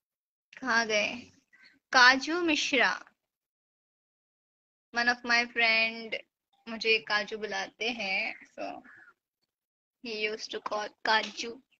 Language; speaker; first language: Hindi; native; Hindi